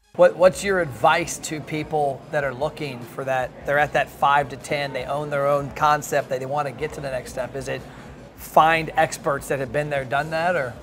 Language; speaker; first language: English; native; English